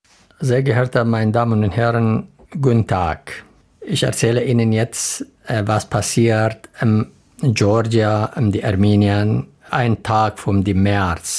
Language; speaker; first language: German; non-native, learner; Arabic